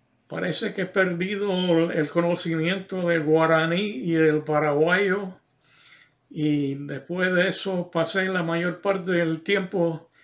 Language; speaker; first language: Spanish; non-native, fluent; English